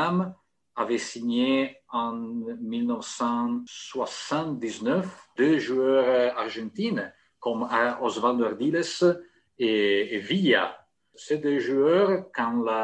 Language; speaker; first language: French; non-native, fluent; Italian